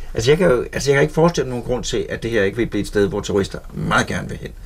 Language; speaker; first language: Danish; native; Danish